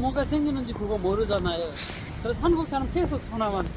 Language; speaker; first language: Korean; non-native, learner; Nepali